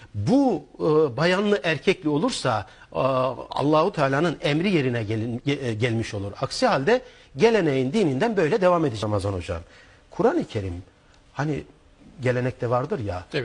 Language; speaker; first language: Turkish; native; Turkish